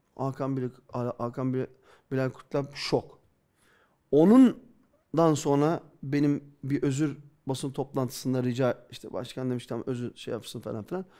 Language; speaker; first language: Turkish; early bilingual, heritage; Turkish